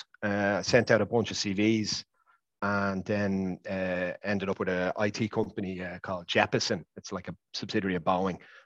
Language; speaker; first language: English; native; English